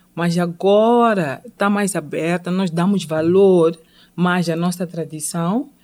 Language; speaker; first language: Portuguese; non-native, local second language; Tsonga